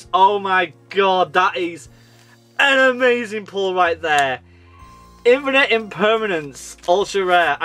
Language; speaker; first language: English; native; English